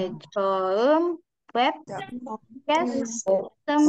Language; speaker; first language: Korean; non-native, fluent; Indonesian